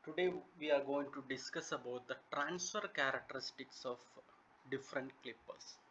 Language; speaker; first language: English; non-native, local second language; Malayalam